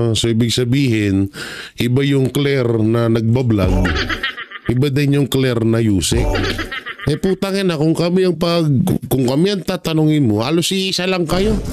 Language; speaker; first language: Filipino; non-native, local second language; Cebuano